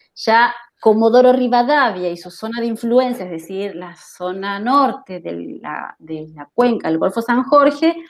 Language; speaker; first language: Spanish; native; Spanish